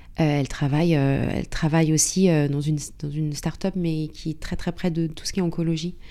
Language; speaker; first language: French; native; French